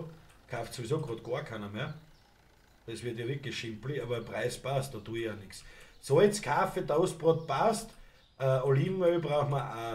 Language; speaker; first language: German; native; German